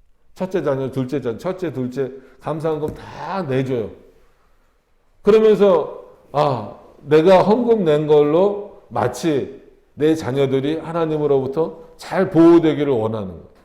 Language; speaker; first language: Korean; native; Korean